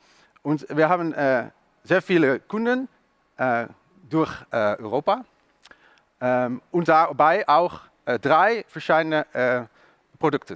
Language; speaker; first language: German; non-native, learner; Dutch